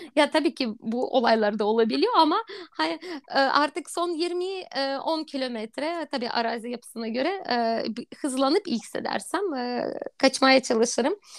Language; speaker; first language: Turkish; non-native, fluent; Russian